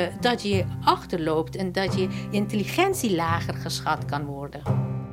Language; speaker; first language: Dutch; non-native, fluent; Persian